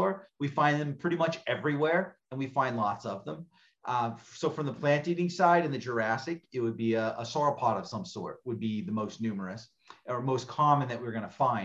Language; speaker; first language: English; native; English